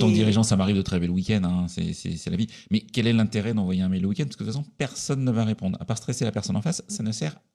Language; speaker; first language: French; native; French